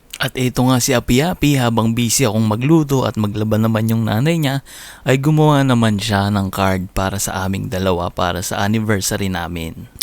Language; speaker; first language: Filipino; native; Filipino